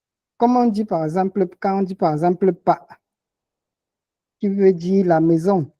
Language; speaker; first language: French; non-native, local second language; Ghomala